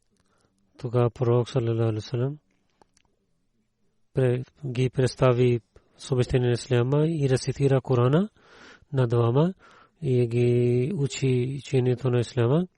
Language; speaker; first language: Bulgarian; non-native, learner; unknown